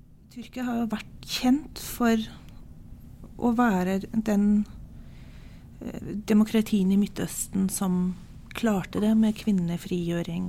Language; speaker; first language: Norwegian; non-native, fluent; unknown